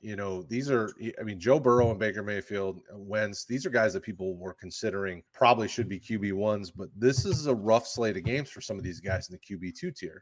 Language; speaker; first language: English; native; English